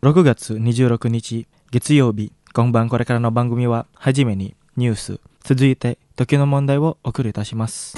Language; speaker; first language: Japanese; non-native, fluent; Indonesian